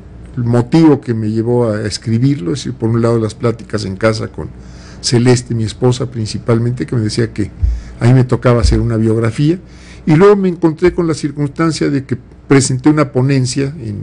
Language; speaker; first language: Spanish; native; Spanish